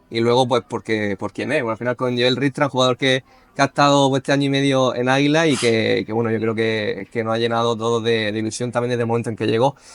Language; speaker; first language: Spanish; native; Spanish